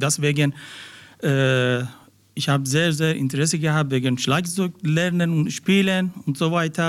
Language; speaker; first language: German; non-native, learner; Persian